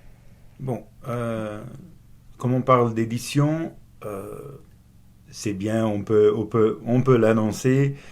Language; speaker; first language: French; non-native, fluent; Portuguese